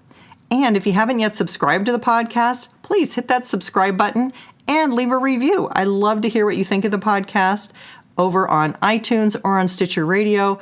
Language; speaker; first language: English; native; English